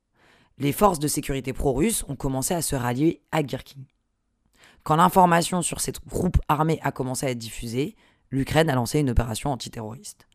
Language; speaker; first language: French; native; French